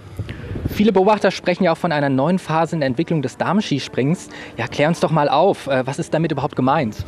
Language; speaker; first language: German; native; German